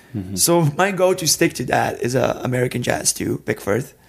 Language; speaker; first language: English; non-native, fluent; Serbian